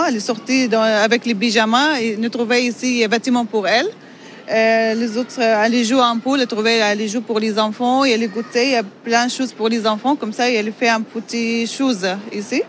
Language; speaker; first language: French; non-native, learner; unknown